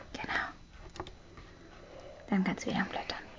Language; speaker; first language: German; native; German